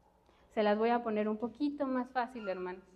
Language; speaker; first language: Spanish; native; Spanish